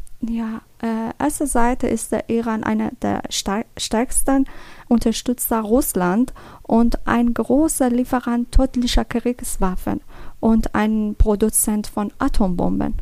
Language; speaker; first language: German; non-native, learner; Persian